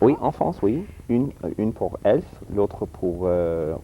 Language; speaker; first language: French; early bilingual, heritage; English